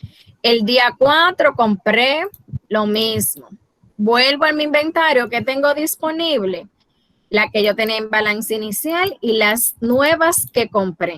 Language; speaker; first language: Spanish; native; Spanish